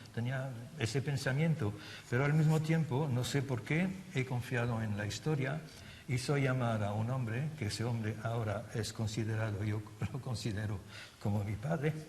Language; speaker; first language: Spanish; non-native, fluent; German